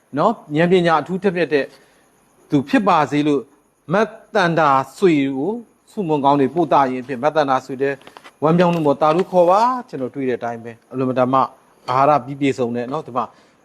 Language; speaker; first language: Burmese; native; Burmese